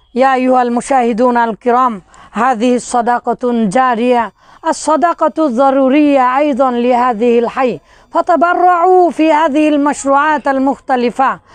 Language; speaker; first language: Arabic; non-native, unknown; Bangla